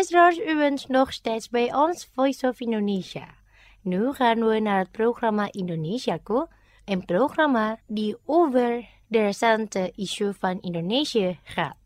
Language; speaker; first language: Dutch; non-native, learner; Indonesian